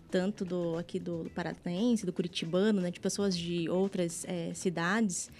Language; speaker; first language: Portuguese; native; Portuguese